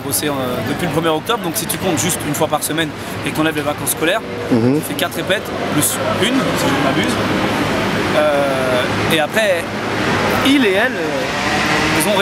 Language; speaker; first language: French; native; French